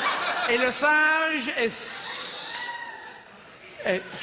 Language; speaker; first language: French; non-native, fluent; English